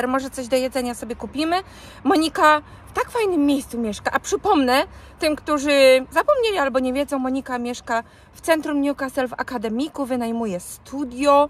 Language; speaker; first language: Polish; native; Polish